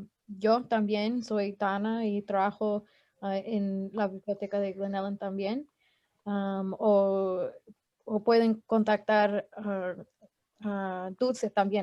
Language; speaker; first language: Spanish; non-native, learner; English